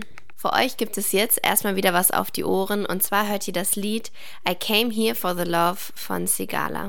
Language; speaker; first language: German; native; German